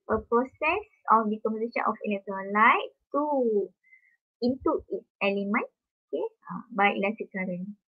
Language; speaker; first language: English; non-native, local second language; Malay